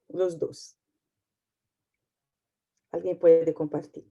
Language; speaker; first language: Portuguese; non-native, learner; Spanish